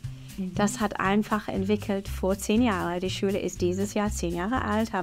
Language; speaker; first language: German; non-native, fluent; English